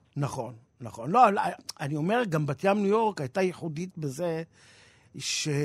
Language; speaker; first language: Hebrew; native; Hebrew